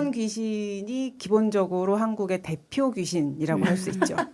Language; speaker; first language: Korean; native; Korean